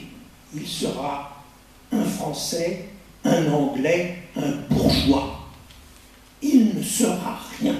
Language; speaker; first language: French; native; French